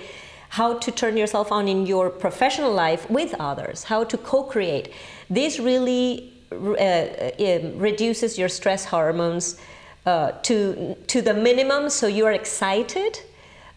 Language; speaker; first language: English; non-native, fluent; Spanish